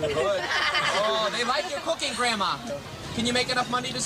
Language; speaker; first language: English; native; English